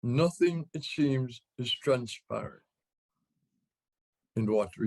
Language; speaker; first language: English; native; English